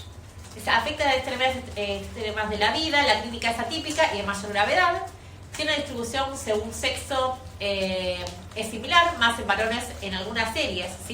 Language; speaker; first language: Spanish; native; Spanish